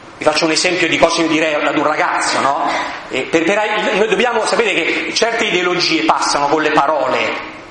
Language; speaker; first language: Italian; native; Italian